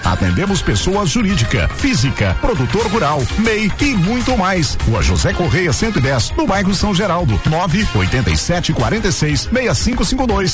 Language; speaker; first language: Portuguese; native; Portuguese